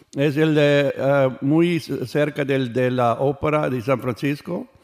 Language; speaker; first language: Spanish; non-native, learner; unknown